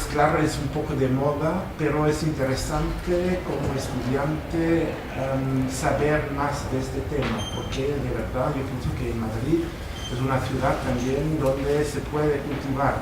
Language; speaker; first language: Spanish; non-native, fluent; German